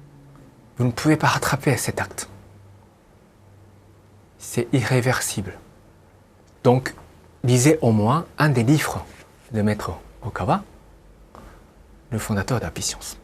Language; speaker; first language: French; non-native, fluent; Japanese